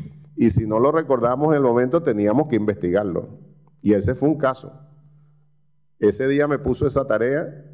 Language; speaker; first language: Spanish; native; Spanish